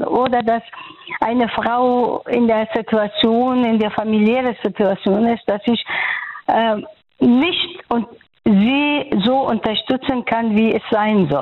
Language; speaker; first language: German; non-native, fluent; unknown